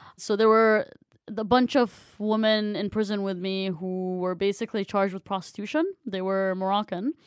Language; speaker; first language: English; non-native, fluent; Arabic